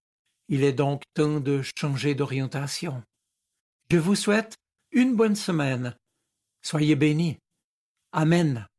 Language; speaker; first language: French; native; French